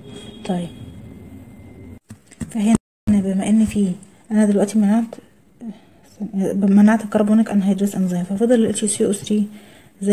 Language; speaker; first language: Arabic; native; Arabic